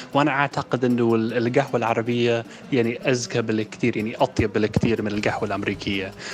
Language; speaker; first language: Arabic; non-native, fluent; English